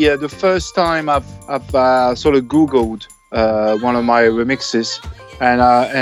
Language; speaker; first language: English; non-native, fluent; French